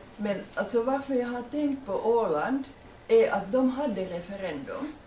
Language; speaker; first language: Swedish; non-native, local second language; Finnish